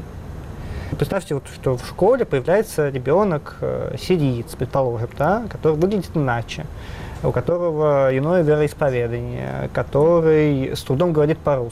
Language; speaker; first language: Russian; native; Russian